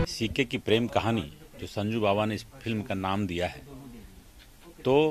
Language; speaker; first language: Hindi; native; Hindi